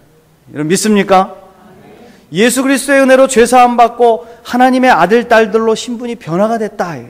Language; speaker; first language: Korean; native; Korean